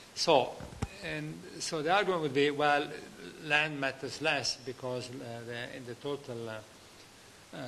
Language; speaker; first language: English; non-native, fluent; Italian